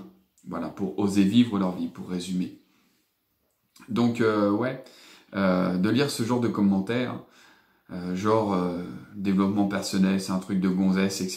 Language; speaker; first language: French; native; French